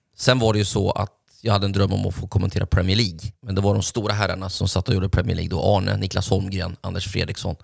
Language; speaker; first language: Swedish; native; Swedish